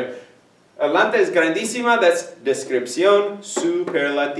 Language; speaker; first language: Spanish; non-native, fluent; English